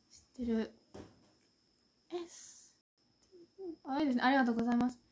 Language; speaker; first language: Japanese; native; Japanese